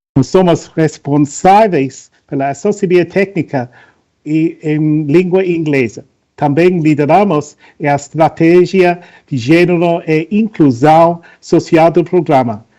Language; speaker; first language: Portuguese; non-native, learner; English